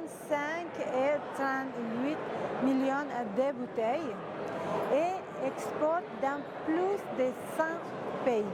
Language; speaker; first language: French; non-native, fluent; Spanish